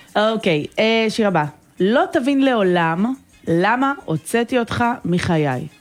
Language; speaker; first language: Hebrew; native; Hebrew